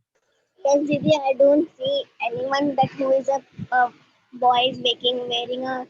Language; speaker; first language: English; non-native, learner; Hindi